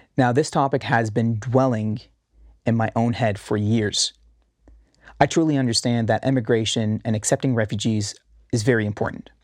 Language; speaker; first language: English; early bilingual, heritage; Arabic